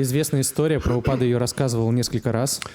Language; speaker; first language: Russian; native; Russian